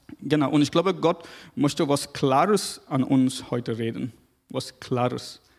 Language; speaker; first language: German; non-native, fluent; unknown